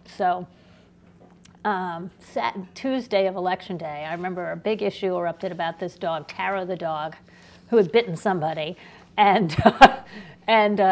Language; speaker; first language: English; native; English